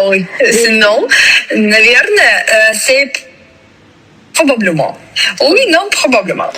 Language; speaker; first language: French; non-native, fluent; Russian